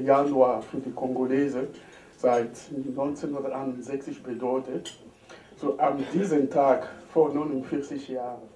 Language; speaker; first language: German; non-native, fluent; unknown